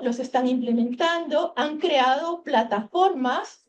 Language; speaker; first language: Spanish; native; Spanish